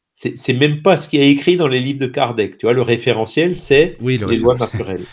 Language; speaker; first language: French; native; French